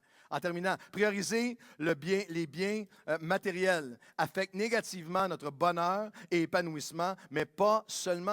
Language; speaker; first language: French; native; French